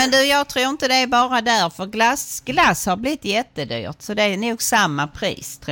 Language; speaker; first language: Swedish; native; Swedish